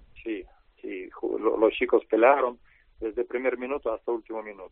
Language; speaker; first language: Spanish; non-native, learner; Russian